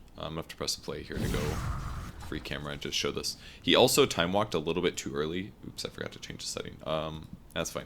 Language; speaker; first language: English; native; English